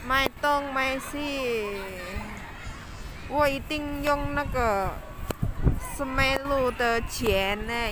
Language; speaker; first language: Chinese; non-native, learner; Javanese